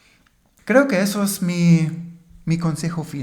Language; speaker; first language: Spanish; non-native, fluent; German